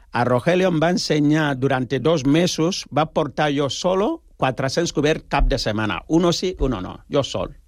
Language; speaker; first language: Catalan; non-native, fluent; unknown